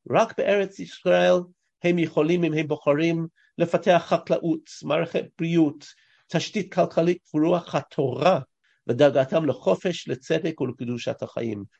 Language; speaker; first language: Hebrew; non-native, fluent; English